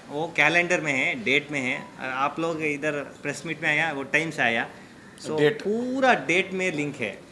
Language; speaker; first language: Hindi; non-native, local second language; Kannada